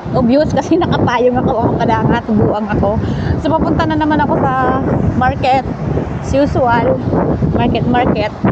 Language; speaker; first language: Filipino; non-native, local second language; Bikol